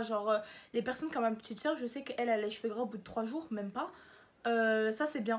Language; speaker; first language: French; native; French